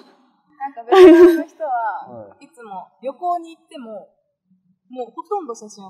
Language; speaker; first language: Japanese; non-native, fluent; Vietnamese